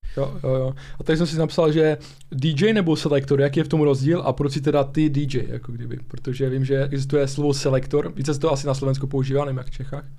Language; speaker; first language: Czech; early bilingual, other home language; Slovak